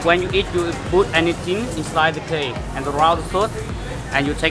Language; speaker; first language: English; non-native, learner; Vietnamese